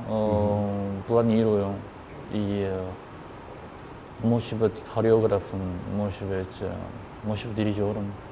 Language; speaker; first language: Russian; non-native, learner; Korean